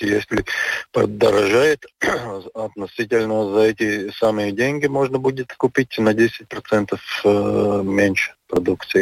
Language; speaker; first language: Russian; non-native, local second language; Latvian